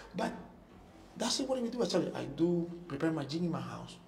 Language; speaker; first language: English; non-native, learner; Spanish